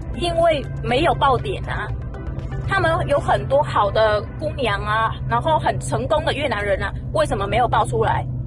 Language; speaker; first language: Chinese; non-native, fluent; Vietnamese